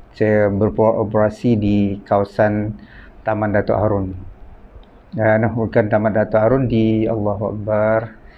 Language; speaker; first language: Malay; native; Malay